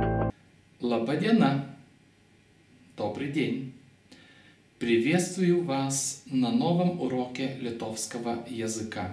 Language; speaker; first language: Russian; non-native, fluent; Lithuanian